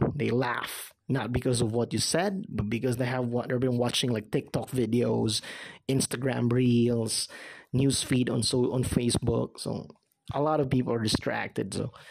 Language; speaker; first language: English; non-native, local second language; Cebuano